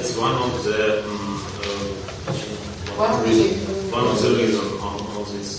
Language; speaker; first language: English; non-native, learner; Russian